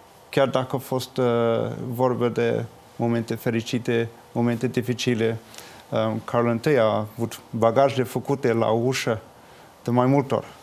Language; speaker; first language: Romanian; non-native, fluent; English